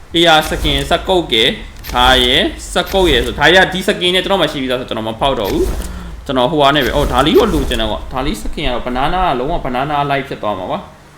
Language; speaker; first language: Burmese; native; Burmese